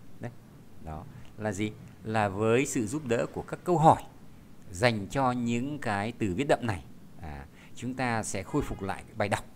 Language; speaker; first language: Vietnamese; native; Vietnamese